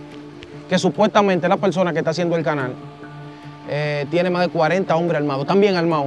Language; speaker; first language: Spanish; native; Spanish